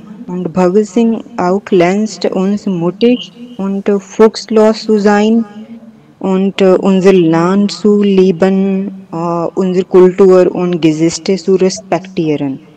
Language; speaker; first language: German; non-native, learner; Punjabi